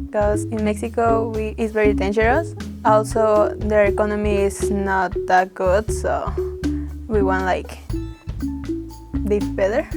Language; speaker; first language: English; non-native, local second language; Spanish